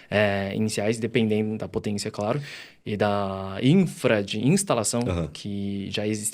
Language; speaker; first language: Portuguese; early bilingual, other home language; Chinese